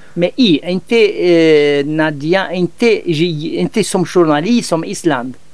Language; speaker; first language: Swedish; non-native, fluent; Arabic